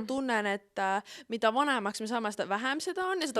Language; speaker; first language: Estonian; native; Estonian